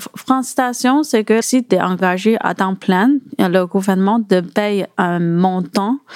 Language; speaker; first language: French; non-native, fluent; Chinese